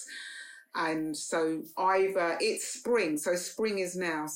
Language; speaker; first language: English; native; English